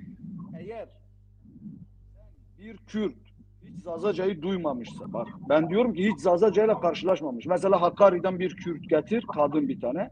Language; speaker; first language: Turkish; non-native, local second language; Zaza